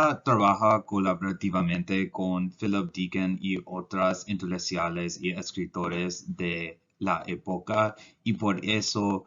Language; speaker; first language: Spanish; non-native, learner; English